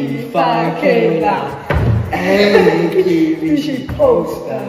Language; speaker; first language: Irish; non-native, learner; English